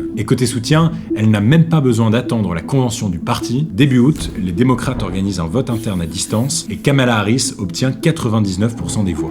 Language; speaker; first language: French; native; French